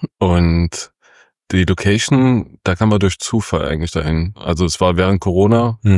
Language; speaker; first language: German; early bilingual, other home language; Kurdish